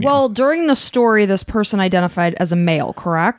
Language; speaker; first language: English; native; English